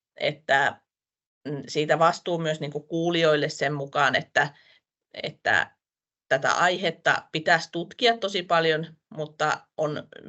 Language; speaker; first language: Finnish; non-native, local second language; Northern Sami